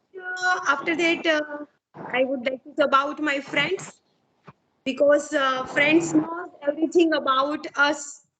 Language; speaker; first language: English; non-native, learner; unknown